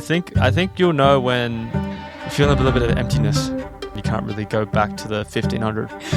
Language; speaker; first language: English; native; English